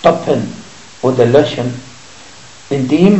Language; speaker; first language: German; non-native, fluent; Arabic